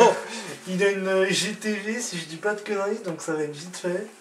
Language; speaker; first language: French; native; French